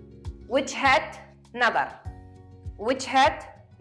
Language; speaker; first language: Arabic; native; Arabic